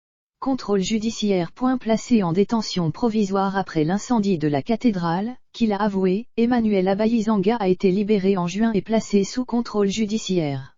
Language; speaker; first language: French; native; French